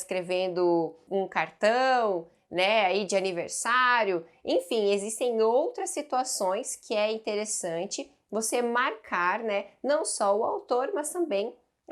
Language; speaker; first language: Portuguese; native; Portuguese